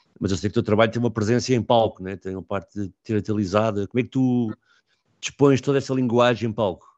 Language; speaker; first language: Portuguese; native; Portuguese